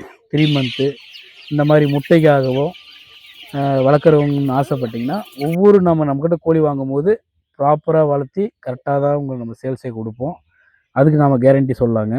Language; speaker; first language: Tamil; native; Tamil